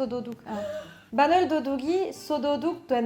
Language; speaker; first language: Korean; non-native, fluent; French